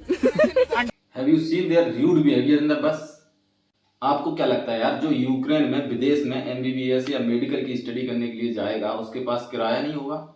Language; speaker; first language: Hindi; native; Hindi